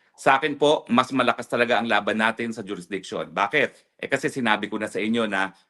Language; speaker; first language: Filipino; native; Filipino